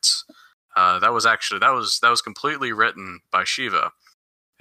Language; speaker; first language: English; native; English